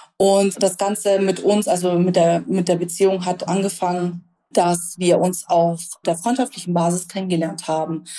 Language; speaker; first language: German; early bilingual, other home language; Russian